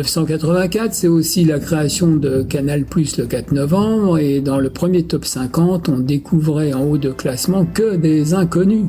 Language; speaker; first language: French; native; French